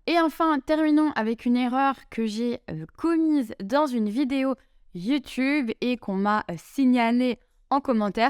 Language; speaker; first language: French; native; French